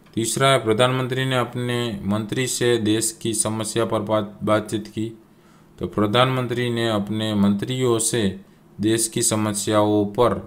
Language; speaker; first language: Hindi; non-native, local second language; Gujarati